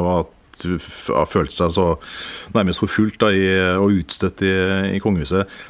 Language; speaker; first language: Norwegian; native; Norwegian